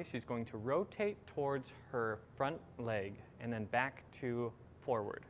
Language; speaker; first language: English; native; English